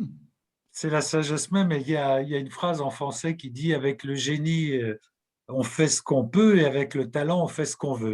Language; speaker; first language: French; native; French